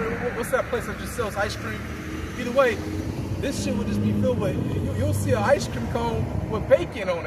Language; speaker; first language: English; native; English